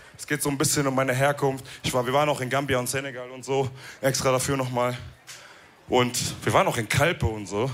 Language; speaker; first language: German; early bilingual, other home language; Wolof